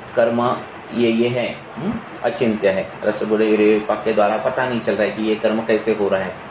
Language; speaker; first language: Hindi; non-native, local second language; Marathi